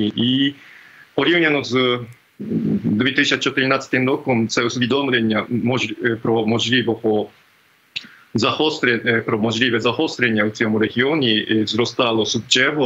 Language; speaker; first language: Ukrainian; non-native, fluent; Japanese